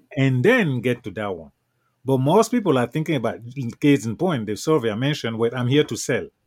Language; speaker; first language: English; non-native, local second language; French